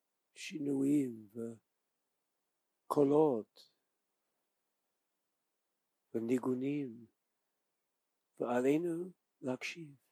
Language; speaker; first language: Hebrew; non-native, fluent; English